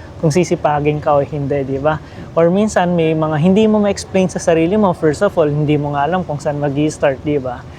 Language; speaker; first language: Filipino; native; Filipino